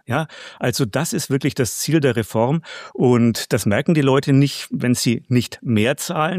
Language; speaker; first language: German; native; German